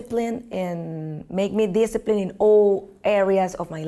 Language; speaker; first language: English; non-native, learner; Spanish